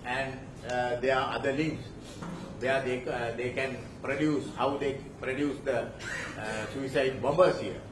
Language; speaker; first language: English; non-native, local second language; Sinhala